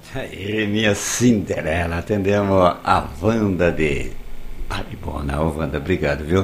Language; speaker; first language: Portuguese; native; Portuguese